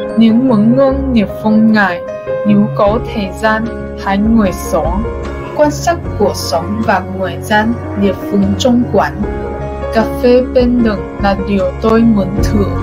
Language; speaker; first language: Vietnamese; non-native, learner; Chinese